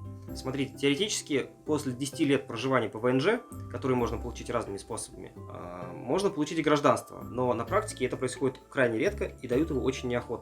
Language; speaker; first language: Russian; native; Russian